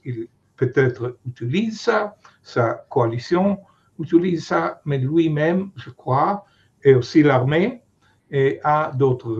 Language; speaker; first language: French; non-native, fluent; Hebrew